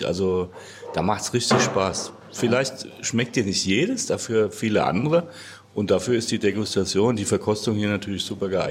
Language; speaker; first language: German; native; German